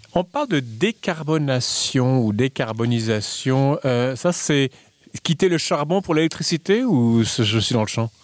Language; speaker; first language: French; native; French